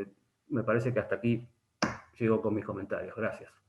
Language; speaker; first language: Spanish; native; Spanish